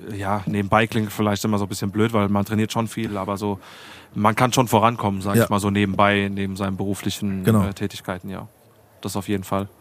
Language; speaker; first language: German; native; German